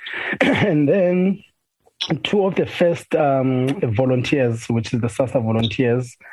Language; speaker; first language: English; non-native, local second language; Xhosa